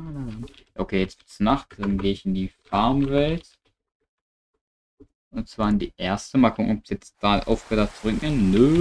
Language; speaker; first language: German; native; German